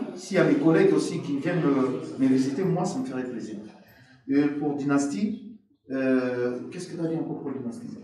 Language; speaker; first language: French; non-native, local second language; Lingala